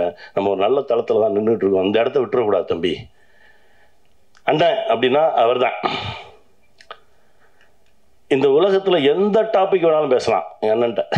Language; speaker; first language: Tamil; native; Tamil